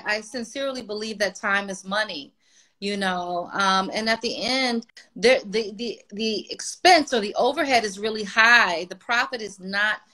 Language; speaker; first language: English; native; English